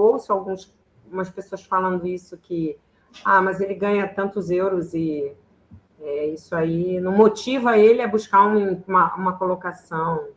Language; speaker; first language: Portuguese; native; Portuguese